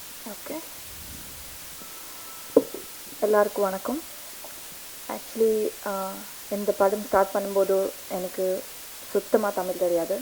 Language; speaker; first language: Tamil; non-native, learner; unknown